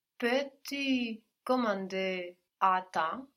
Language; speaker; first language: French; non-native, learner; English